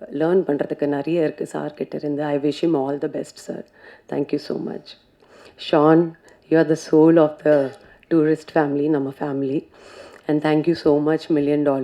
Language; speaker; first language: Tamil; non-native, fluent; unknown